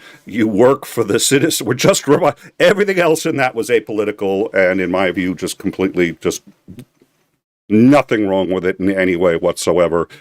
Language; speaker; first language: English; native; English